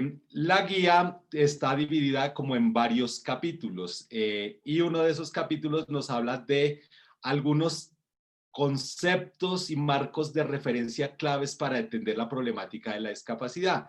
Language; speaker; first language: Spanish; native; Spanish